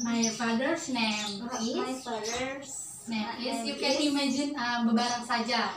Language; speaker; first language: English; non-native, learner; Indonesian